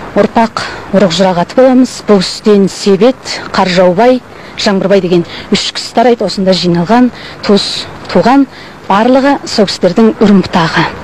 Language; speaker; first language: Kazakh; native; Kazakh